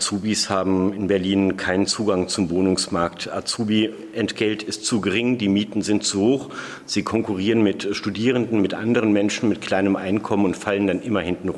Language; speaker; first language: German; native; German